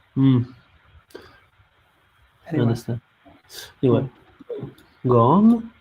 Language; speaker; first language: English; non-native, learner; Italian